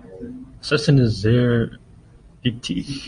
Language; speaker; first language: German; non-native, learner; English